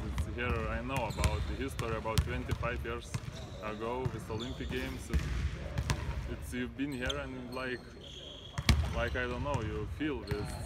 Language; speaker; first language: English; non-native, learner; Lithuanian